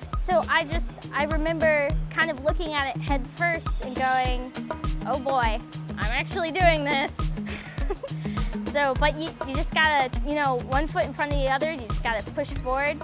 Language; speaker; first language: English; native; English